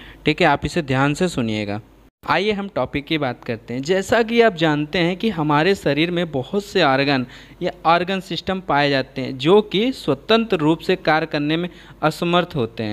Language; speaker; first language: Hindi; native; Hindi